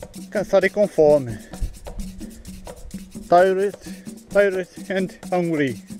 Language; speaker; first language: English; non-native, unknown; Portuguese